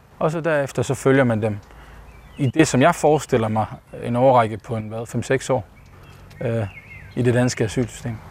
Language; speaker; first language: Danish; early bilingual, other home language; Bosnian